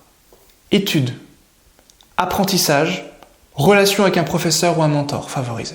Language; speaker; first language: French; native; French